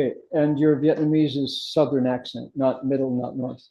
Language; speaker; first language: English; native; English